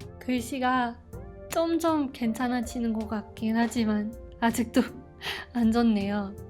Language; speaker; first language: Korean; non-native, fluent; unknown